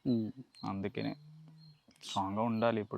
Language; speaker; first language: Telugu; non-native, learner; Kannada